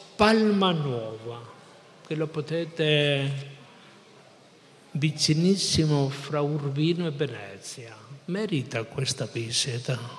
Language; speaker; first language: Italian; non-native, fluent; Spanish